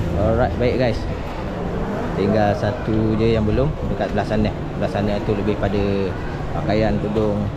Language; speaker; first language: Malay; native; Malay